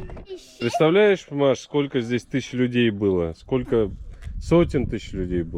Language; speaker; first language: Russian; native; Russian